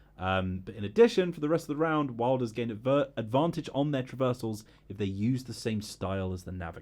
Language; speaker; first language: English; native; English